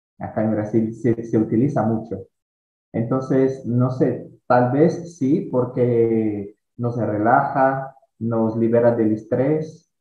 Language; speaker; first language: Spanish; non-native, fluent; Portuguese